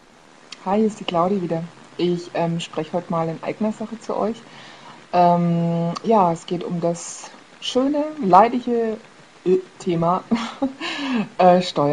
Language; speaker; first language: German; native; German